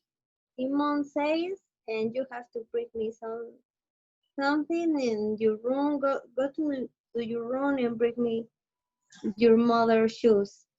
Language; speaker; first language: English; non-native, learner; Spanish